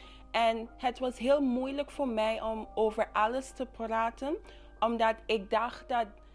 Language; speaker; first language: Dutch; non-native, local second language; English